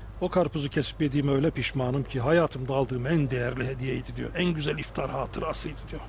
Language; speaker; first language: Turkish; native; Turkish